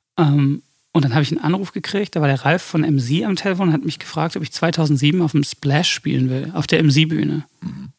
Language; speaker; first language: German; early bilingual, other home language; English